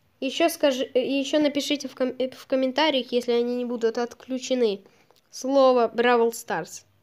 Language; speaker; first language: Russian; native; Russian